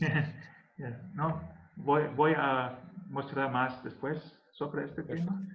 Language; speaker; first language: Spanish; non-native, learner; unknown